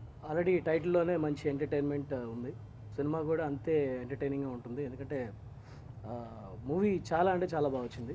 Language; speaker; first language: Telugu; native; Telugu